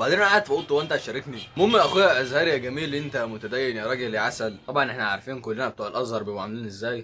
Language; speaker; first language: Arabic; native; Arabic